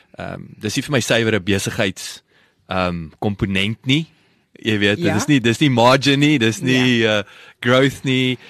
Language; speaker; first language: Afrikaans; native; Afrikaans